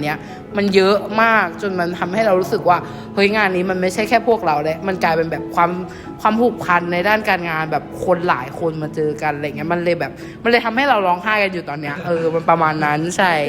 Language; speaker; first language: Thai; native; Thai